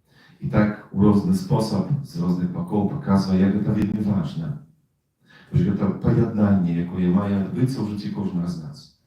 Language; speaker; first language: Polish; non-native, learner; Russian